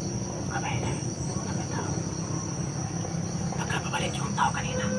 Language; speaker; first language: Filipino; non-native, local second language; Cebuano